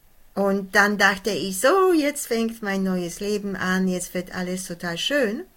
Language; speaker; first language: German; non-native, fluent; Polish